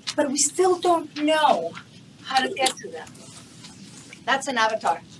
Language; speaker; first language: English; non-native, fluent; Spanish